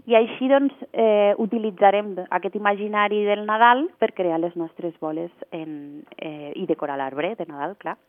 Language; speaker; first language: Catalan; native; Catalan